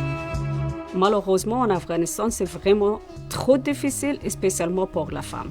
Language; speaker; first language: French; non-native, learner; Persian